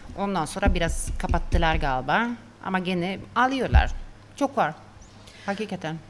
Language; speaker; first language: Turkish; non-native, fluent; Swedish